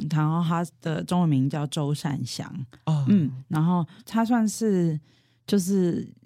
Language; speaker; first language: Chinese; non-native, local second language; Hakka Chinese